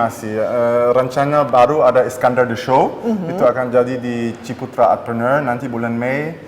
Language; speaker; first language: Indonesian; early bilingual, heritage; German